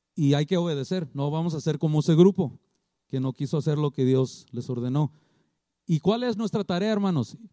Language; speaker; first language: Spanish; early bilingual, heritage; Spanish